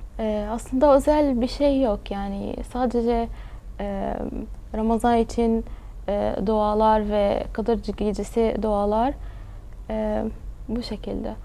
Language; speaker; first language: Turkish; early bilingual, other home language; Arabic